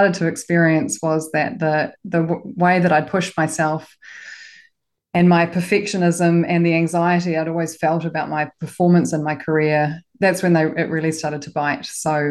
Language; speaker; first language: English; native; English